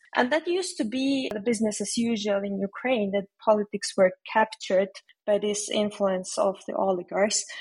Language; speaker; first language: English; non-native, fluent; Ukrainian